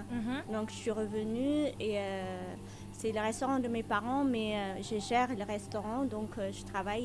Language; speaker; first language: French; non-native, fluent; Amharic